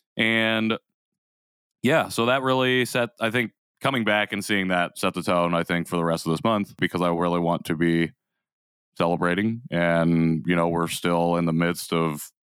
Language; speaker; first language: English; native; English